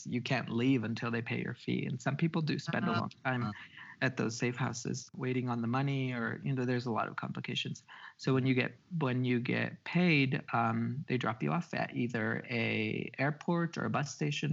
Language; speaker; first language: English; early bilingual, other home language; Spanish